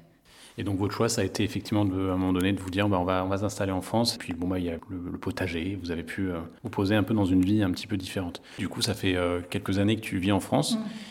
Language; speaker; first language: French; native; French